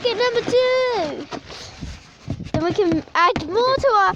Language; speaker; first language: English; native; English